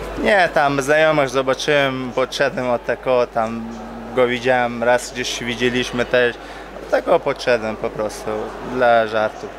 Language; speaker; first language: Polish; non-native, fluent; Chechen